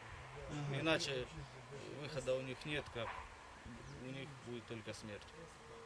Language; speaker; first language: Russian; native; Russian